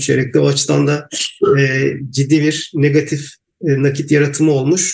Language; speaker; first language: Turkish; native; Turkish